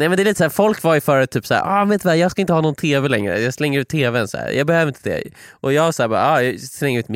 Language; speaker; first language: Swedish; native; Swedish